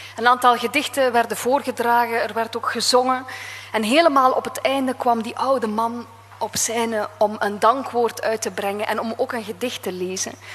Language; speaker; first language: Dutch; native; Dutch